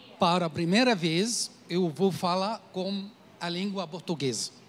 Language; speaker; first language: Portuguese; non-native, learner; Arabic